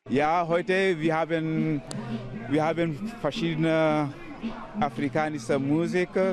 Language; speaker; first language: German; non-native, learner; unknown